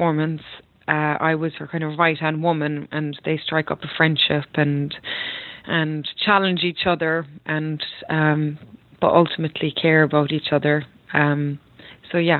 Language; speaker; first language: English; native; English